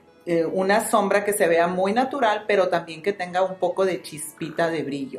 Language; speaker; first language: Spanish; native; Spanish